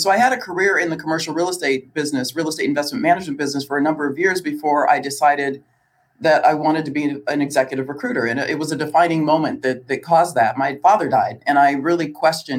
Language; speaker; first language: English; native; English